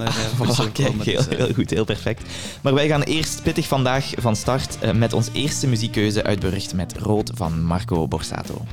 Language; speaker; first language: Dutch; native; Dutch